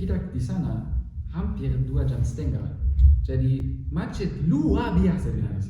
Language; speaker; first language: Indonesian; non-native, fluent; German